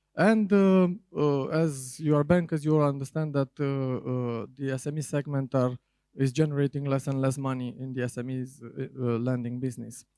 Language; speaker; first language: English; non-native, fluent; Romanian